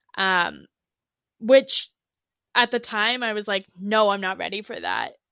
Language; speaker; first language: English; native; English